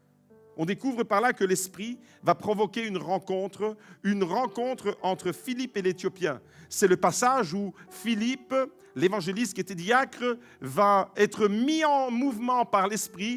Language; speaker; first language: French; native; French